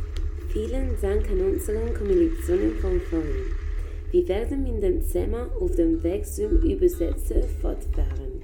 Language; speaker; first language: German; non-native, learner; Spanish